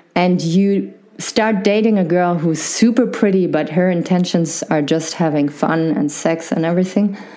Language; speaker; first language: English; non-native, fluent; German